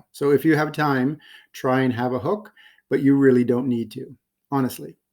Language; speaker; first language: English; native; English